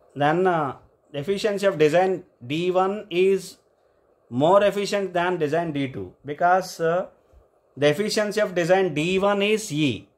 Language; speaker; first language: English; non-native, local second language; Telugu